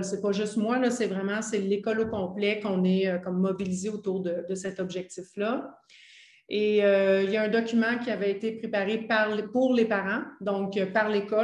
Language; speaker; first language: French; native; French